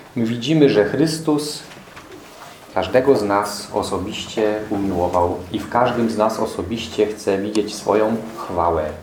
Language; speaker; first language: Polish; non-native, fluent; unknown